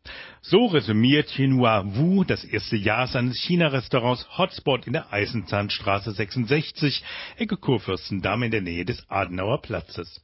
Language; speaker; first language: German; native; German